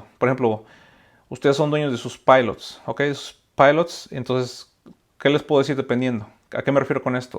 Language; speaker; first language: Spanish; native; Spanish